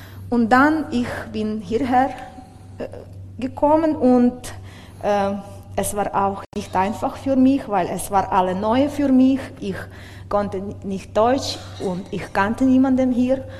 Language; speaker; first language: German; non-native, learner; Ukrainian